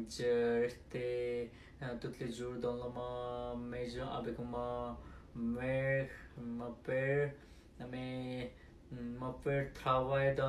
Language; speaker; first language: French; non-native, learner; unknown